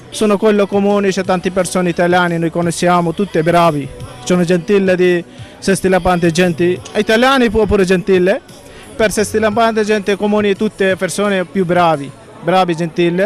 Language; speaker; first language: Italian; non-native, learner; Bangla